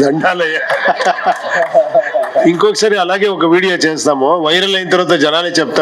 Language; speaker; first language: Telugu; non-native, local second language; Kannada